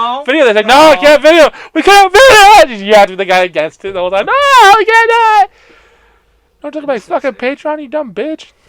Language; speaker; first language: English; native; English